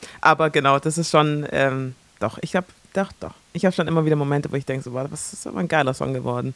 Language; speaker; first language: German; early bilingual, other home language; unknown